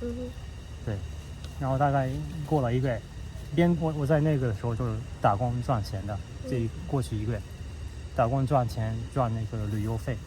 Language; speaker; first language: Chinese; non-native, fluent; Japanese